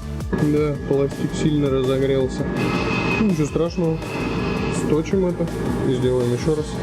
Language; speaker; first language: Russian; native; Russian